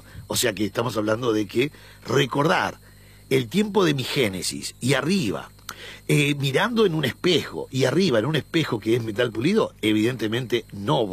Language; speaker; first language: Spanish; native; Spanish